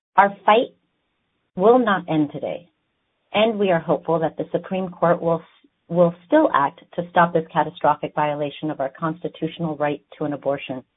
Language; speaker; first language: English; early bilingual, other home language; Spanish